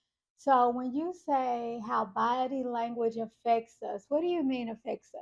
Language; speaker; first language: English; native; English